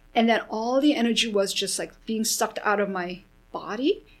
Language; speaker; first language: English; early bilingual, other home language; Korean